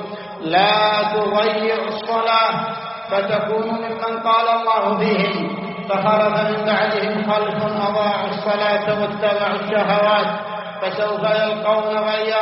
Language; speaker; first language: Arabic; native; Arabic